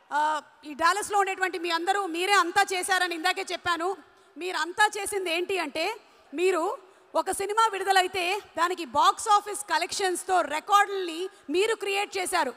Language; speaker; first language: Telugu; native; Telugu